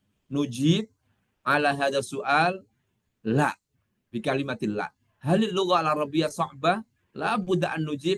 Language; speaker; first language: Arabic; non-native, fluent; Indonesian